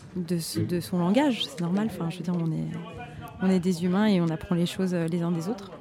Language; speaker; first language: French; native; French